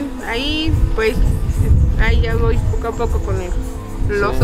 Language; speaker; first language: Spanish; native; Spanish